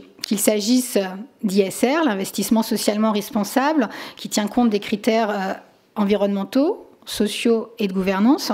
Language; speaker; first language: French; native; French